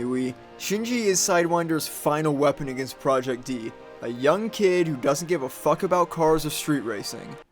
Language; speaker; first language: English; native; English